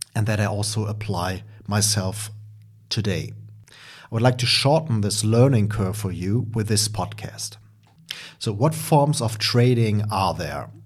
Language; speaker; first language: English; non-native, fluent; German